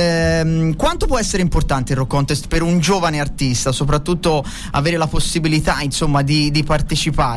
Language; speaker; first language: Italian; native; Italian